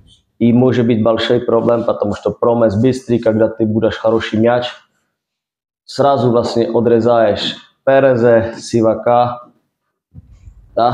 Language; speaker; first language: Russian; non-native, fluent; Czech